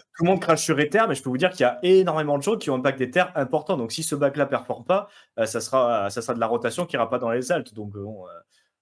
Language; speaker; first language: French; native; French